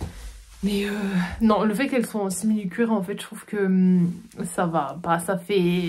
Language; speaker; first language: French; native; French